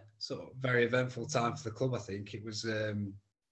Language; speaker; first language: English; native; English